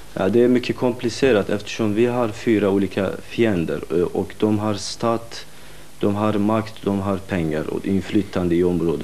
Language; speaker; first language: Swedish; non-native, fluent; Kurdish